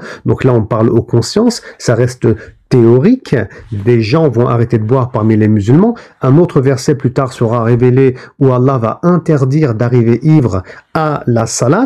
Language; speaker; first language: French; native; French